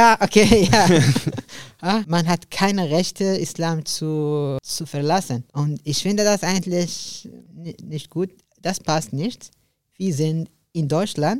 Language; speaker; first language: German; non-native, learner; Arabic